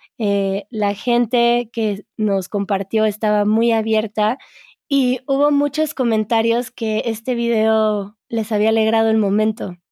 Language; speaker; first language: Spanish; native; Spanish